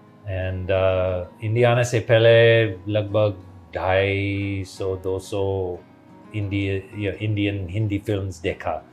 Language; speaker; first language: Hindi; non-native, fluent; English